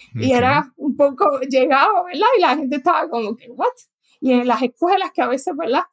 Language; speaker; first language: Spanish; native; Spanish